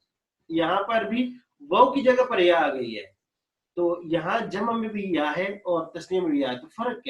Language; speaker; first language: Urdu; native; Urdu